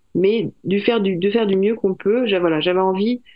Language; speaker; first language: French; native; French